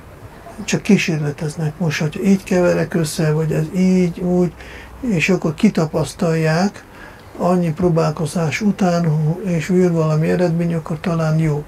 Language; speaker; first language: Hungarian; non-native, fluent; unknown